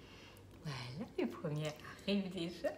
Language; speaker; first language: French; native; French